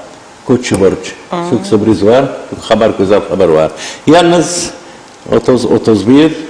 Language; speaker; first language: Turkish; non-native, learner; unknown